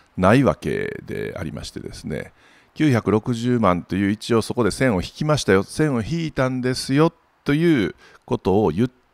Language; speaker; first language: Japanese; native; Japanese